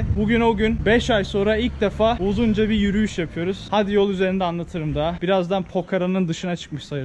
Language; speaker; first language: Turkish; native; Turkish